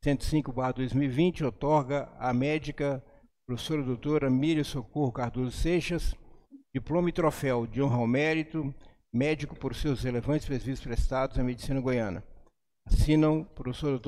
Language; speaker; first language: Portuguese; native; Portuguese